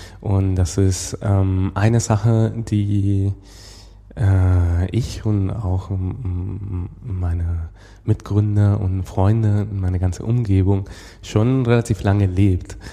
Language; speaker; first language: German; non-native, fluent; Spanish